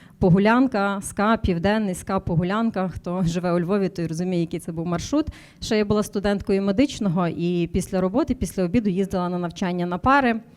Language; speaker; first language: Ukrainian; native; Ukrainian